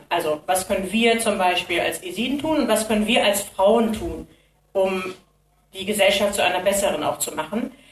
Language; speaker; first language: German; early bilingual, other home language; Kurdish